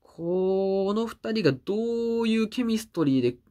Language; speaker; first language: Japanese; native; Japanese